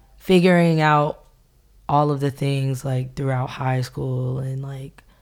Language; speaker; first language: English; native; English